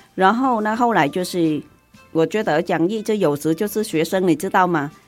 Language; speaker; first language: Chinese; non-native, fluent; Vietnamese